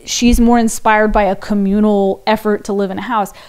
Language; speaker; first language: English; native; English